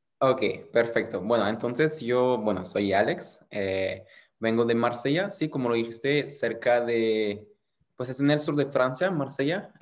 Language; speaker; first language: Spanish; non-native, fluent; French